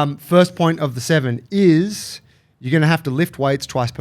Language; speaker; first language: English; native; English